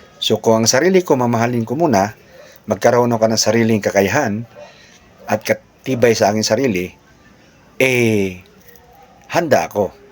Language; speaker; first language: Filipino; native; Filipino